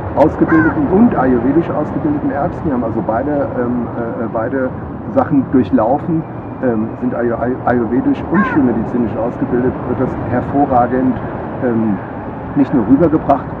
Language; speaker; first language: German; native; German